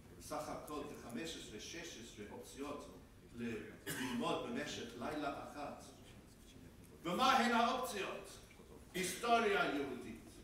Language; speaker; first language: Hebrew; non-native, fluent; English